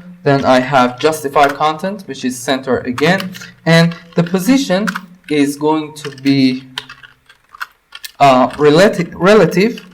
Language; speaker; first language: English; non-native, fluent; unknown